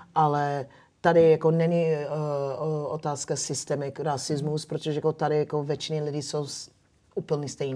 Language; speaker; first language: Czech; non-native, fluent; English